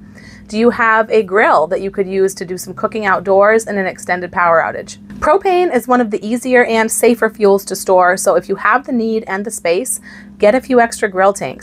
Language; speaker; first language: English; native; English